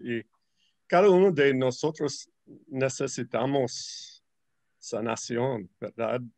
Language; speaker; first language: Spanish; non-native, learner; English